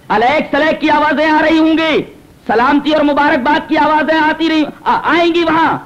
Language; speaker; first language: Urdu; native; Urdu